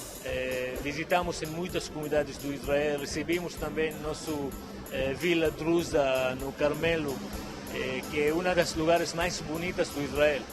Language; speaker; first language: Portuguese; non-native, fluent; Arabic